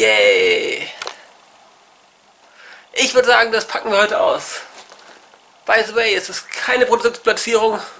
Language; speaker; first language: German; native; German